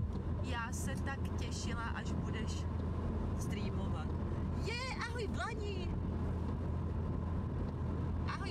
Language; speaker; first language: Czech; native; Czech